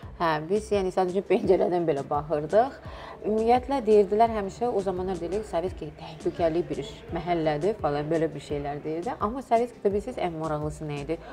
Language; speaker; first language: Azerbaijani; non-native, local second language; Russian